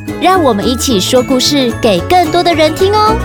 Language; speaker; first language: Chinese; native; Chinese